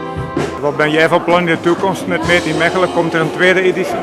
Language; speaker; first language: Dutch; native; Dutch